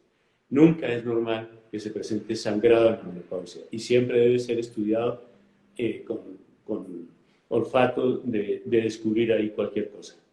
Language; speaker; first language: Spanish; native; Spanish